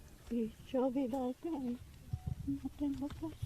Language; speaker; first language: Spanish; non-native, local second language; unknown